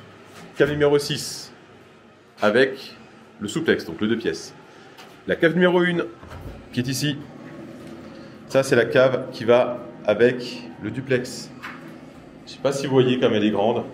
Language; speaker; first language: French; native; French